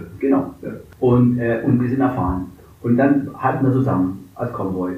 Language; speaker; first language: German; early bilingual, other home language; English